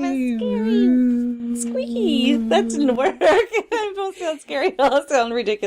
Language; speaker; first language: English; native; English